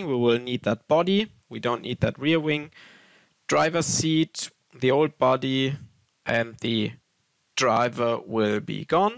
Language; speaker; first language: English; non-native, fluent; German